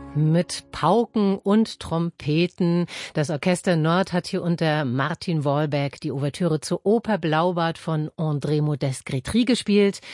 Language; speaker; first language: German; native; German